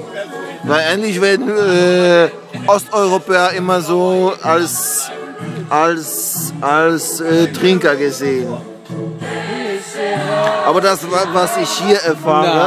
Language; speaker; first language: German; non-native, fluent; Polish